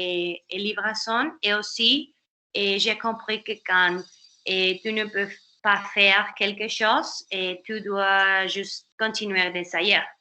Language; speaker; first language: French; non-native, learner; Spanish